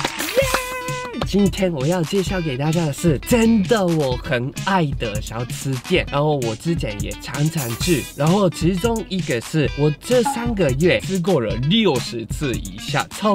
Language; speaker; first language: Chinese; non-native, fluent; Japanese